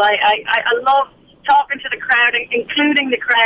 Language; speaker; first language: English; native; English